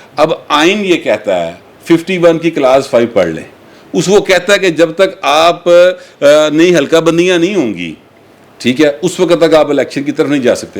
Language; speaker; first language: Urdu; non-native, local second language; Punjabi